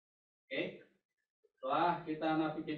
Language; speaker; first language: Indonesian; native; Indonesian